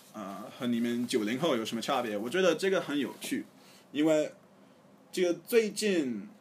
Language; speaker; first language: Chinese; non-native, fluent; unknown